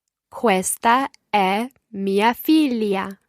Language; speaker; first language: Italian; non-native, learner; English